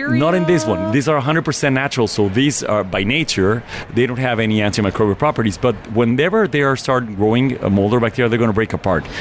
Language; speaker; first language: English; non-native, fluent; Spanish